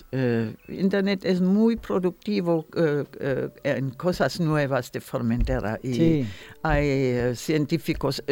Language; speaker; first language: Spanish; non-native, learner; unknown